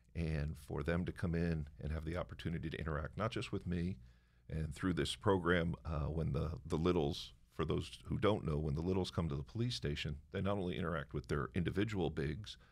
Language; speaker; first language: English; native; English